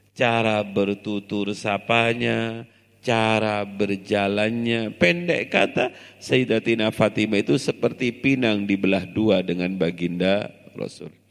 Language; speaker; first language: Indonesian; non-native, local second language; Javanese